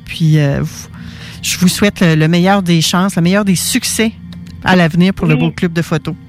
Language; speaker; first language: French; native; French